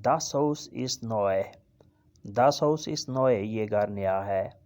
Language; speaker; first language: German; non-native, fluent; Urdu